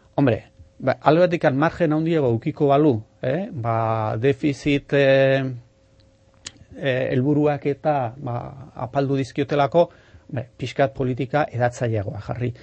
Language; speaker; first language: Basque; non-native, local second language; Spanish